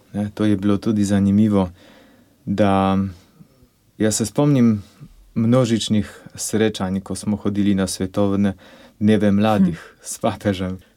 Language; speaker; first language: Slovenian; non-native, fluent; Polish